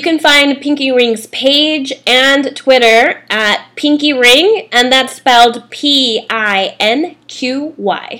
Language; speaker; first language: English; native; English